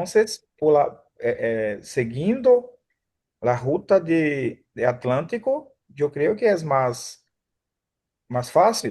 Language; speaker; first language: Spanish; non-native, fluent; Portuguese